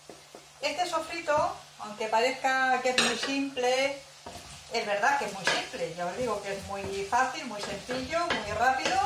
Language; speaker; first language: Spanish; native; Spanish